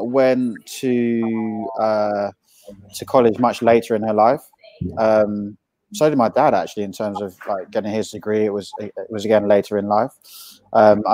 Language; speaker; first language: English; native; English